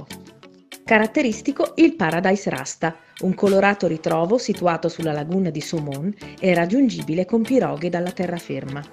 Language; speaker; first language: Italian; native; Italian